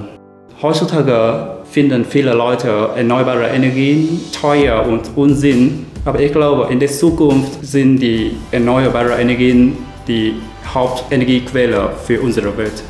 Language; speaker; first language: German; non-native, fluent; Vietnamese